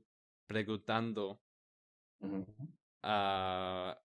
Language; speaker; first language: Spanish; non-native, learner; English